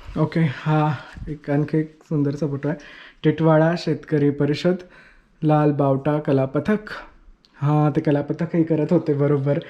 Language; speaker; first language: Marathi; native; Marathi